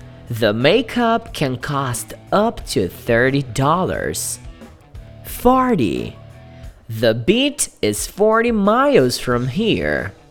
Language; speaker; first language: English; non-native, fluent; Portuguese